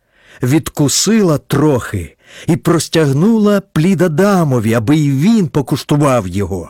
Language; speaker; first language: Ukrainian; native; Ukrainian